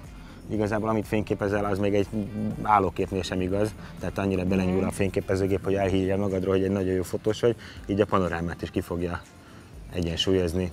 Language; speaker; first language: Hungarian; native; Hungarian